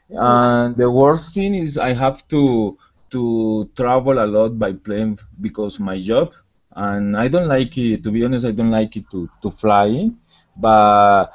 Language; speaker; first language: English; non-native, learner; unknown